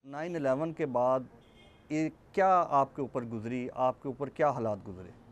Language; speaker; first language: Urdu; native; Urdu